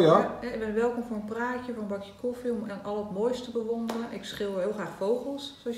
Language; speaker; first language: Dutch; native; Dutch